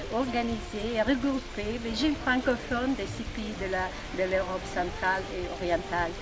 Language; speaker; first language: French; non-native, fluent; Macedonian